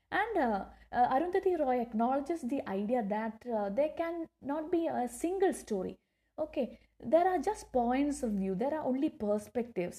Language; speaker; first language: English; non-native, local second language; Malayalam